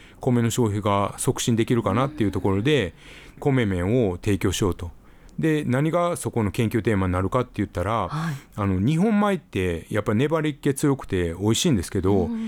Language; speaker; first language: Japanese; native; Japanese